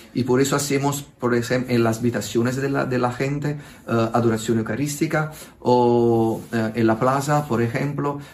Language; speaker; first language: Spanish; non-native, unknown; Italian